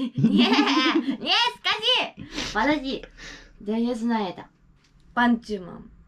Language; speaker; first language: Russian; non-native, learner; Japanese